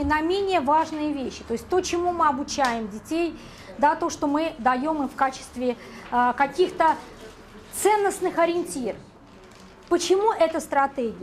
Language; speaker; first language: Russian; native; Russian